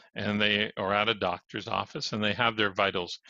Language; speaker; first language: English; native; English